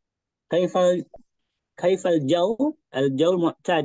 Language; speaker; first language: Arabic; non-native, learner; Indonesian